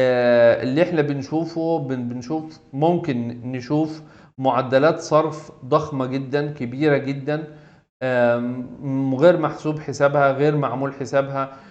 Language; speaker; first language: Arabic; native; Arabic